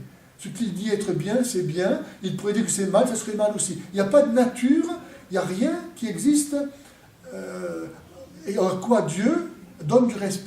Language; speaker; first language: French; native; French